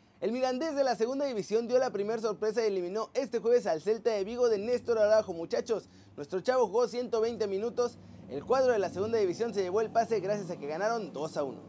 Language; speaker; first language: Spanish; native; Spanish